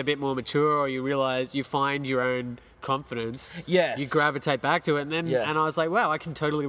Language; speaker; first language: English; native; English